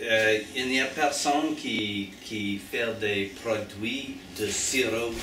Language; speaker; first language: French; non-native, learner; English